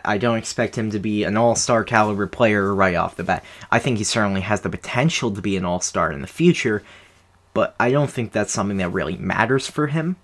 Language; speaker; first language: English; native; English